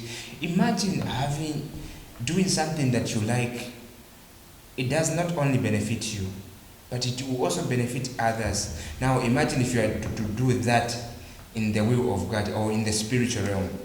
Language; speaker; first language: English; non-native, local second language; Bemba